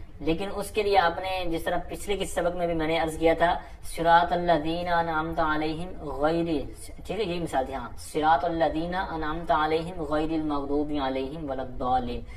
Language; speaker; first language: Urdu; non-native, local second language; Punjabi